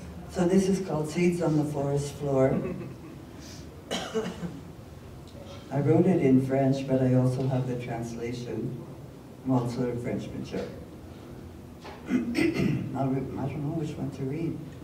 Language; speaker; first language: English; native; English